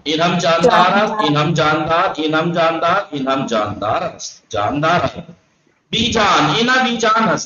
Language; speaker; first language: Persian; non-native, fluent; Urdu